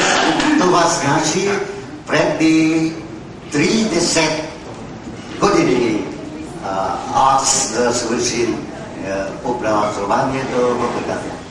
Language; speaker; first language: Bulgarian; non-native, learner; Vietnamese